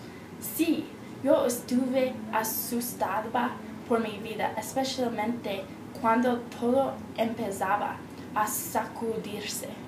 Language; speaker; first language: Spanish; non-native, learner; English